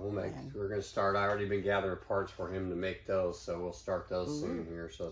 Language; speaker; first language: English; native; English